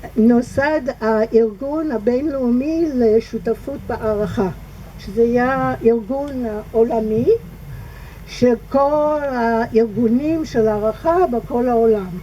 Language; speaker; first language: Hebrew; non-native, fluent; English